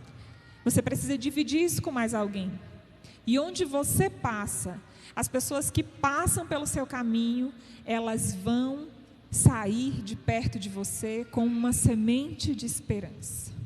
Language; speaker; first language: Portuguese; native; Portuguese